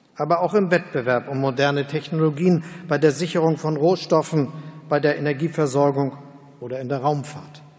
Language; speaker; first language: German; native; German